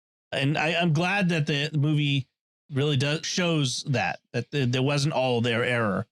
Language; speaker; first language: English; native; English